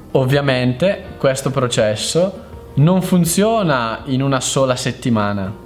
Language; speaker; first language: Italian; native; Italian